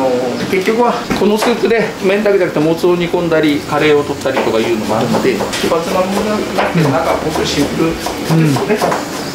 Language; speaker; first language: Japanese; native; Japanese